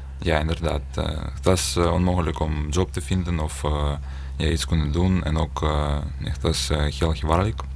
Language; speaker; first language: Dutch; non-native, learner; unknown